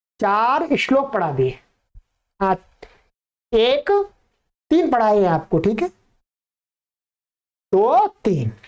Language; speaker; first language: Hindi; native; Hindi